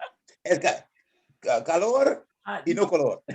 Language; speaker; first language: Spanish; non-native, fluent; English